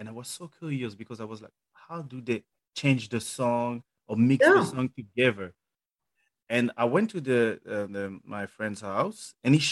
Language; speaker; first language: English; non-native, fluent; French